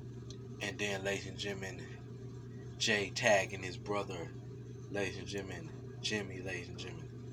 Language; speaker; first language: English; native; English